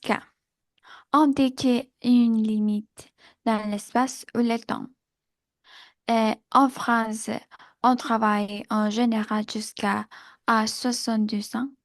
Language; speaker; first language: French; non-native, learner; Spanish